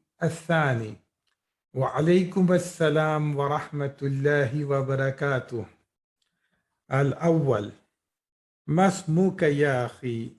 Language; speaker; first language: Arabic; non-native, fluent; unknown